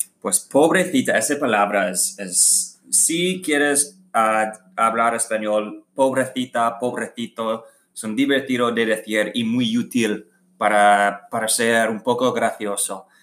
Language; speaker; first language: Spanish; non-native, learner; English